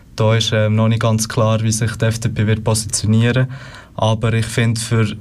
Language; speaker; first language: German; native; German